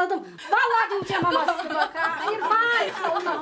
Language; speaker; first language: Turkish; native; Turkish